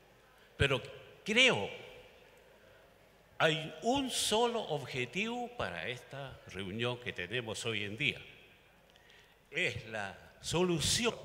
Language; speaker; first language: Spanish; non-native, local second language; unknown